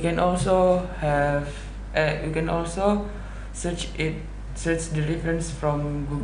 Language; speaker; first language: English; non-native, learner; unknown